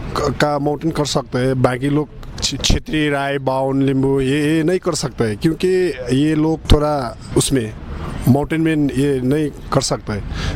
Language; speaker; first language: Hindi; non-native, learner; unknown